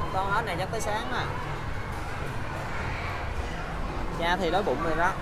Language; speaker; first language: Vietnamese; native; Vietnamese